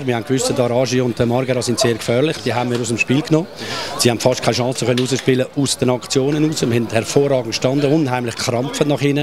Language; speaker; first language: German; native; German